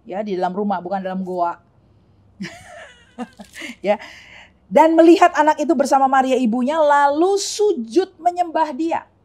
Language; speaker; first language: Indonesian; native; Indonesian